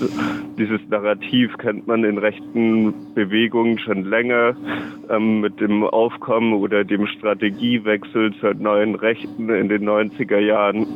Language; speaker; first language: German; native; German